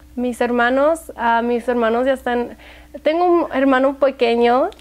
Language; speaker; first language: Spanish; early bilingual, heritage; Spanish